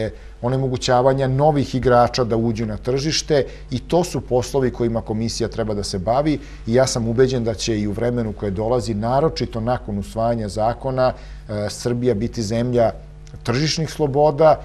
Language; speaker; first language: Serbian; native; Serbian